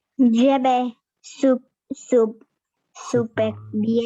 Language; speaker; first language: French; non-native, learner; Spanish